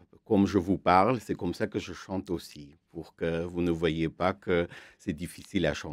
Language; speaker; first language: French; non-native, fluent; Armenian